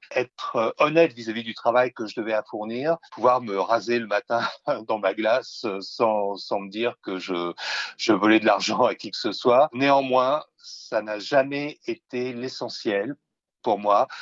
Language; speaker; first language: French; native; French